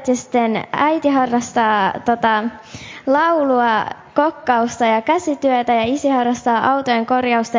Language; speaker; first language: Finnish; early bilingual, heritage; Finnish